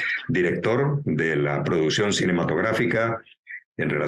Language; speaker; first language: Spanish; native; Spanish